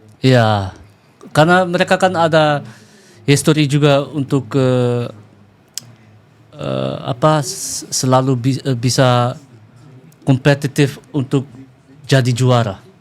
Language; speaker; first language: Indonesian; early bilingual, heritage; Dutch